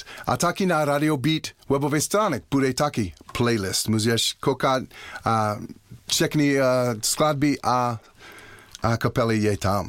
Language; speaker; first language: Czech; non-native, learner; English